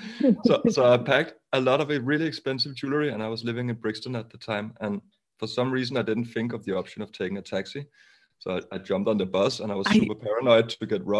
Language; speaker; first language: English; non-native, fluent; Danish